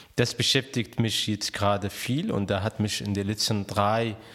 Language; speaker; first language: German; non-native, fluent; Arabic